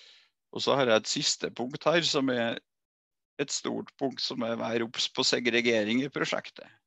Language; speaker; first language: Norwegian; native; Norwegian